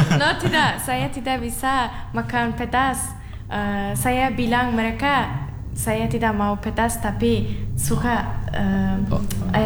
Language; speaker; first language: Indonesian; non-native, learner; Turkmen